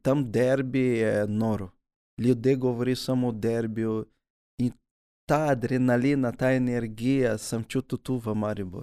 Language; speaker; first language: Slovenian; early bilingual, other home language; Portuguese